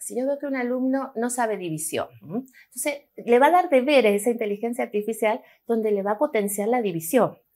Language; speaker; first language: Spanish; native; Spanish